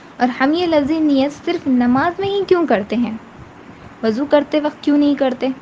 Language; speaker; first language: Urdu; native; Urdu